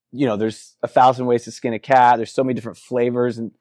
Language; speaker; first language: English; native; English